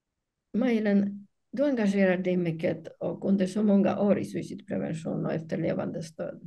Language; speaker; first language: Swedish; non-native, fluent; Polish